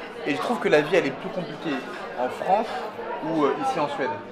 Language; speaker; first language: French; native; French